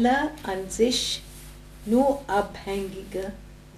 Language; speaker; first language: German; non-native, fluent; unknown